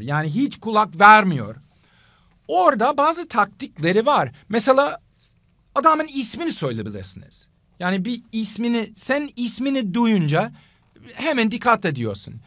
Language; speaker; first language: Turkish; non-native, fluent; English